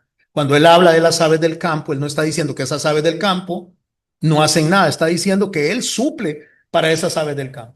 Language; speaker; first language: Spanish; native; Spanish